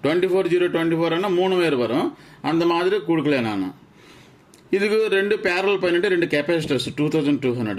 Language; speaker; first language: Tamil; non-native, local second language; Telugu